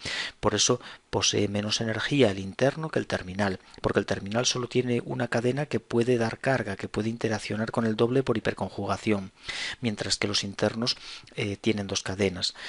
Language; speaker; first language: Spanish; native; Spanish